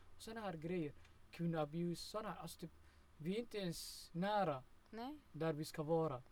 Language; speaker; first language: Swedish; early bilingual, other home language; Somali